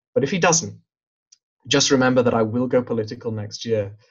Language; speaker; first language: English; native; English